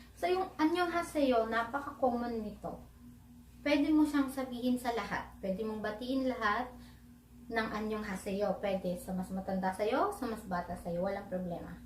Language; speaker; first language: Filipino; native; Filipino